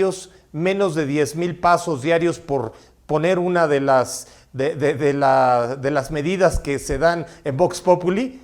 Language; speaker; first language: Spanish; native; Spanish